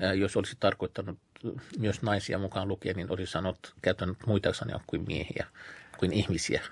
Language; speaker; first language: Finnish; non-native, fluent; Arabic